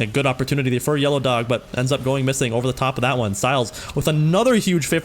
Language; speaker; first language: English; native; English